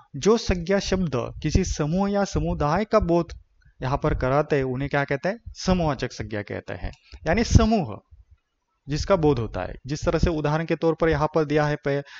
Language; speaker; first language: Hindi; non-native, local second language; Marathi